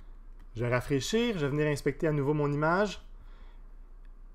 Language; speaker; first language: French; native; French